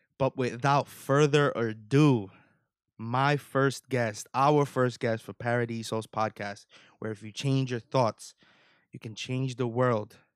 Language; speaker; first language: English; native; English